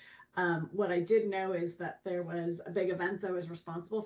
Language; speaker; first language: English; native; English